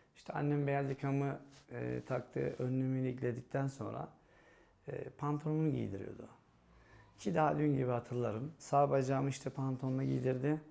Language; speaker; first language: Turkish; native; Turkish